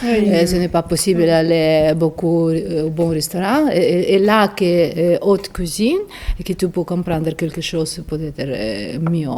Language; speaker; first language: French; non-native, fluent; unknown